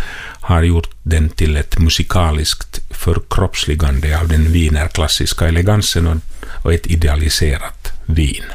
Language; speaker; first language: Swedish; native; Swedish